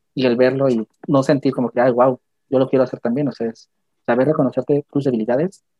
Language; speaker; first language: Spanish; native; Spanish